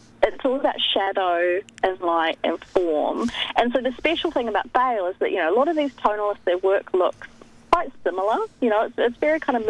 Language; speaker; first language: English; native; English